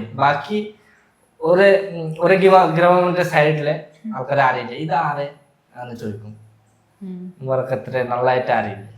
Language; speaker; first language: Malayalam; non-native, learner; Bangla